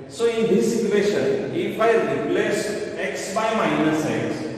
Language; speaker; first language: English; non-native, local second language; Marathi